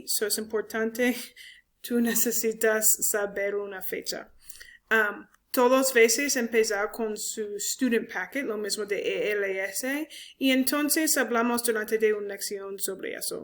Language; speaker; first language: Spanish; non-native, learner; English